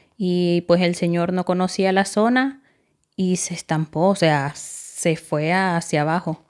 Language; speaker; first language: Spanish; native; Spanish